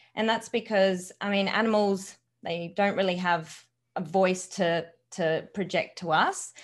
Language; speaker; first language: English; native; English